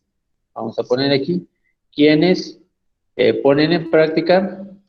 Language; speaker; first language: Spanish; native; Spanish